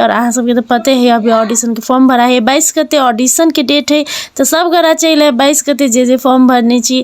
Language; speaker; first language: Maithili; non-native, local second language; Nepali